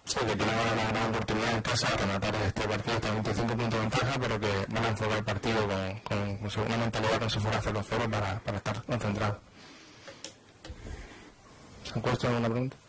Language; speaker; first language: Spanish; native; Spanish